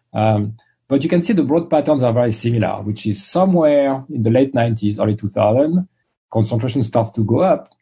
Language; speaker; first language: English; non-native, fluent; French